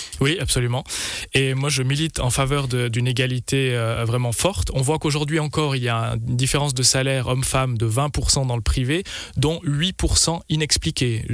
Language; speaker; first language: French; native; French